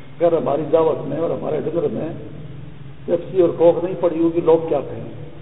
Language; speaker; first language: Urdu; non-native, local second language; Pashto